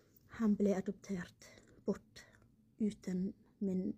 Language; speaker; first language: Norwegian; non-native, learner; Somali